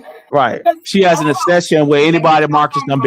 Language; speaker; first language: English; native; English